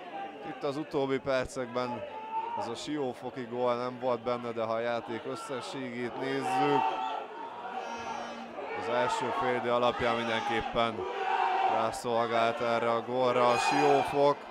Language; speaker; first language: Hungarian; native; Hungarian